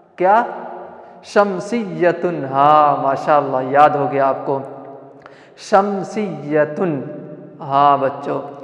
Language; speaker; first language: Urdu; non-native, local second language; Malayalam